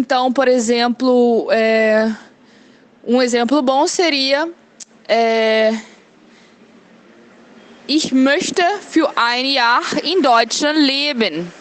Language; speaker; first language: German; non-native, fluent; Portuguese